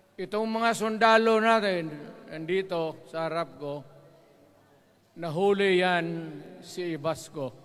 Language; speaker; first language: Filipino; non-native, local second language; Cebuano